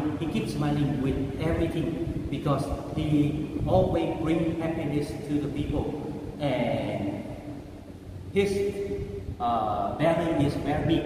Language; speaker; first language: English; non-native, local second language; Vietnamese